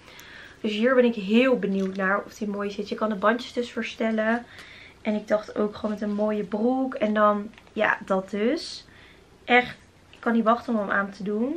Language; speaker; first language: Dutch; native; Dutch